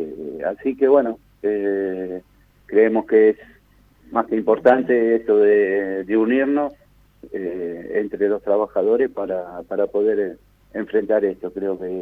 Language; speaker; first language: Spanish; native; Spanish